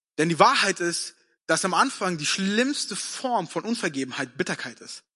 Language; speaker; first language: German; early bilingual, other home language; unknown